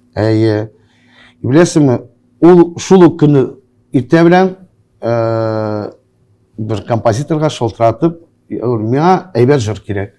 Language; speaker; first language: Tatar; non-native, local second language; Russian